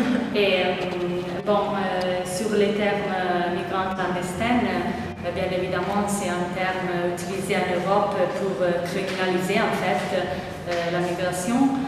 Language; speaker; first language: French; non-native, fluent; Italian